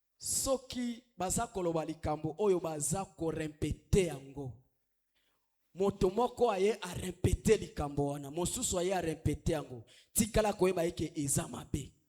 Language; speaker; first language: Lingala; native; Lingala